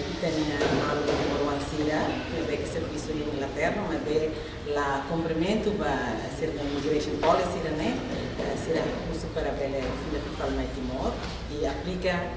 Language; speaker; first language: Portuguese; non-native, local second language; Tetum